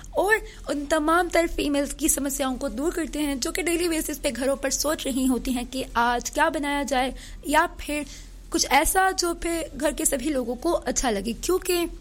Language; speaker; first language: Urdu; early bilingual, heritage; Urdu